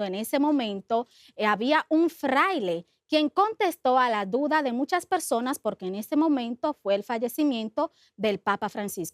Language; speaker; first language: Spanish; native; Spanish